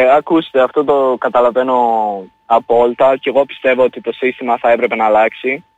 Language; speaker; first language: Greek; early bilingual, other home language; Albanian